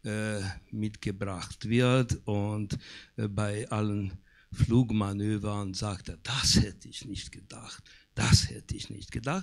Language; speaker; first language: German; non-native, fluent; Hungarian